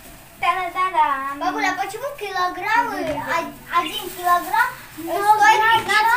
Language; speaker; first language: Russian; early bilingual, heritage; Russian